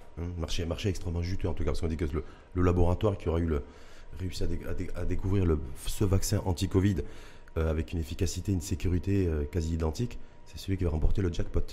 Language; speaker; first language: French; non-native, local second language; Arabic